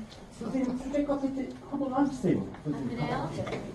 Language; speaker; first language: Korean; non-native, learner; Turkish